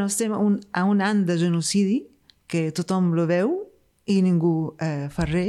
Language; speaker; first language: Catalan; non-native, fluent; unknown